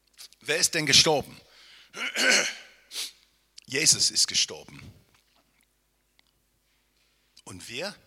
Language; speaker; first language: German; non-native, fluent; English